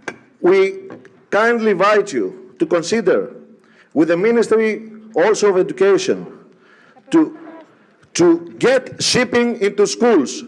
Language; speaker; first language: English; non-native, fluent; Greek